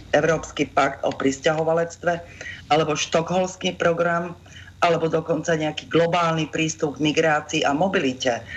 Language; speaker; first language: Slovak; native; Slovak